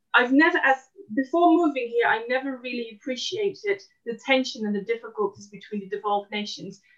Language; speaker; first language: English; non-native, fluent; Dutch